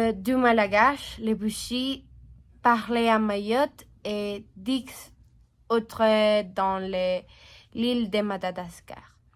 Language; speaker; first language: French; non-native, learner; Spanish